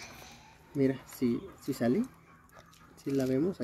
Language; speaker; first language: Spanish; native; Spanish